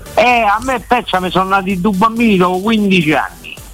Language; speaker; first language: Italian; native; Italian